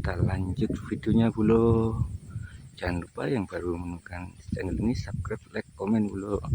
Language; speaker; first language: Indonesian; non-native, local second language; Javanese